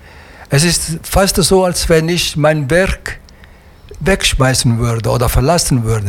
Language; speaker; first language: German; non-native, fluent; Italian